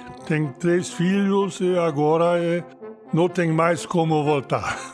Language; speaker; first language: Portuguese; non-native, fluent; German